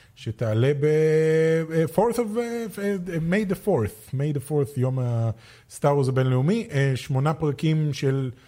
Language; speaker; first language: Hebrew; native; Hebrew